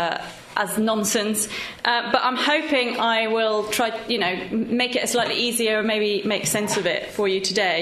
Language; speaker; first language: English; non-native, fluent; Swedish